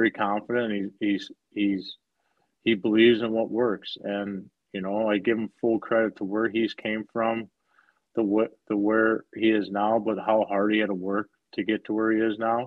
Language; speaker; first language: English; native; English